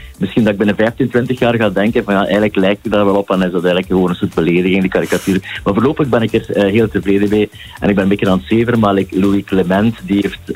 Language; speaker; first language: Dutch; native; Dutch